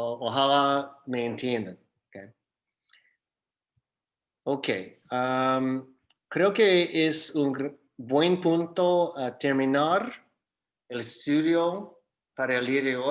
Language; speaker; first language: Spanish; non-native, fluent; English